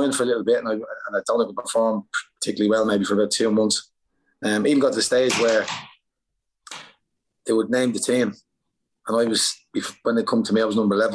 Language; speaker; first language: English; native; English